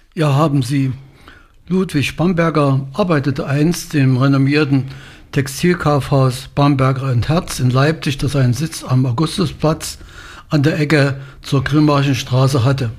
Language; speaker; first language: German; native; German